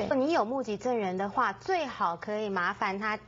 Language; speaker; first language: Chinese; native; Chinese